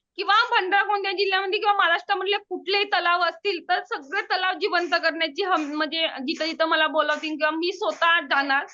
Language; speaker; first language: Marathi; native; Marathi